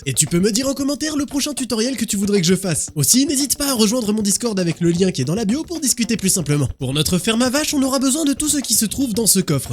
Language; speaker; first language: French; native; French